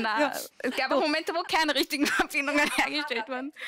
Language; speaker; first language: German; early bilingual, other home language; Arabic